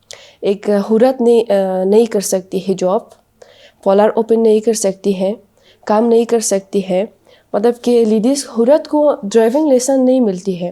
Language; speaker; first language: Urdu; non-native, learner; Persian